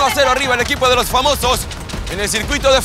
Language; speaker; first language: Spanish; native; Spanish